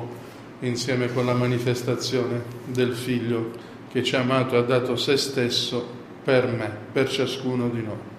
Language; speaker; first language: Italian; native; Italian